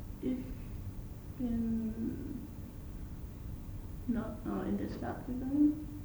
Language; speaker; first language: German; non-native, learner; English